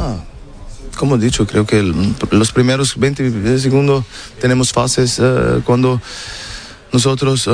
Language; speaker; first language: Spanish; non-native, fluent; German